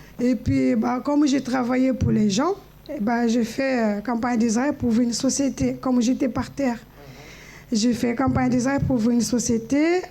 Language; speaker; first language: French; non-native, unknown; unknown